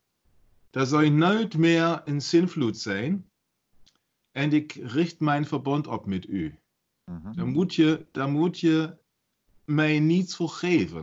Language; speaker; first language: Dutch; non-native, learner; German